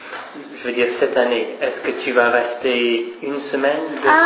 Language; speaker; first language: French; non-native, fluent; English